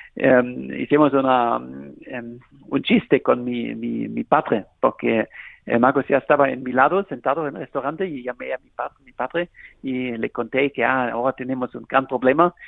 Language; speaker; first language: Spanish; non-native, fluent; German